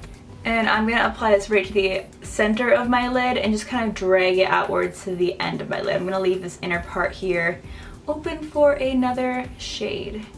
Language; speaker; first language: English; native; English